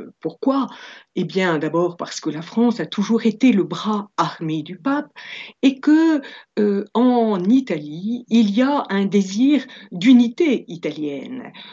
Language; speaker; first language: French; native; French